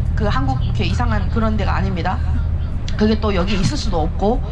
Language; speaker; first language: Korean; early bilingual, heritage; Korean